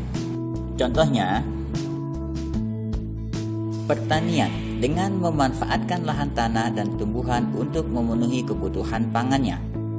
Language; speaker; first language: Indonesian; native; Indonesian